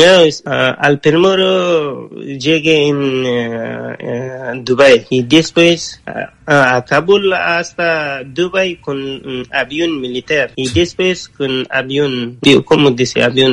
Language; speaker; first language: Spanish; non-native, learner; Persian